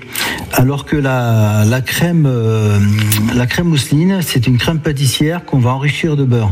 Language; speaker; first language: French; native; French